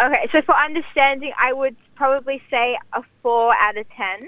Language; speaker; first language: English; native; English